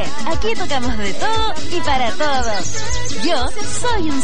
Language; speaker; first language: Spanish; native; Spanish